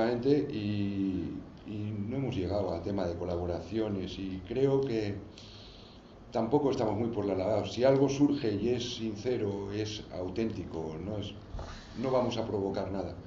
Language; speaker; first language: Spanish; native; Spanish